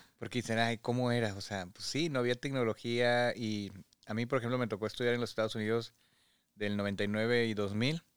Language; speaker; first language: Spanish; native; Spanish